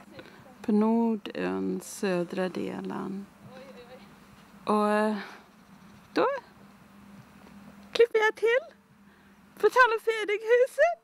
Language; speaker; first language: Swedish; non-native, fluent; Māori